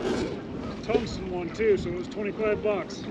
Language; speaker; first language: English; native; English